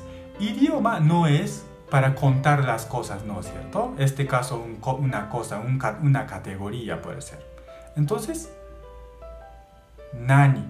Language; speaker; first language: Spanish; non-native, learner; Japanese